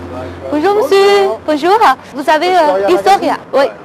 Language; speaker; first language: French; non-native, learner; Chinese